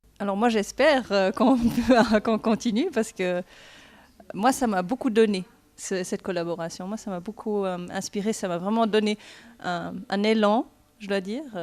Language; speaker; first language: French; non-native, fluent; German